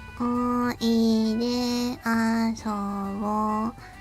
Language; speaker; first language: Japanese; native; Japanese